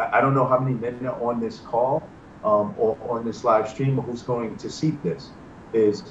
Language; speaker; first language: English; native; English